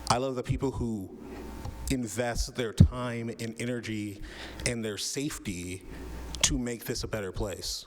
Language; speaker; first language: English; native; English